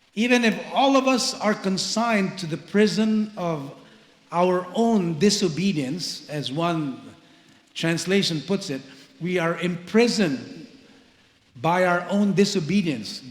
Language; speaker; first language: English; non-native, local second language; Filipino